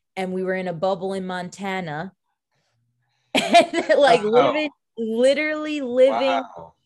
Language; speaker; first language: English; native; English